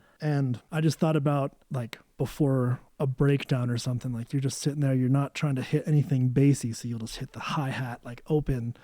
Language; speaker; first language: English; native; English